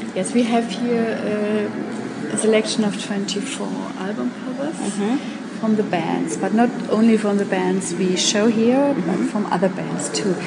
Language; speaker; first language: English; non-native, learner; German